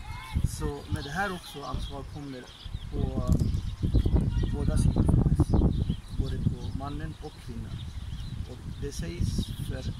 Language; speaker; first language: Swedish; non-native, fluent; Arabic